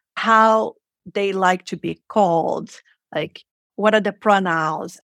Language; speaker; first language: English; non-native, fluent; Portuguese